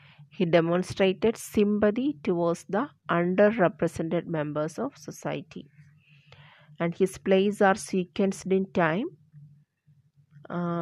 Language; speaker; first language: English; non-native, local second language; Malayalam